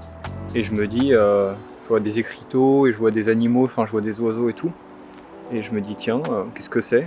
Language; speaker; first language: French; native; French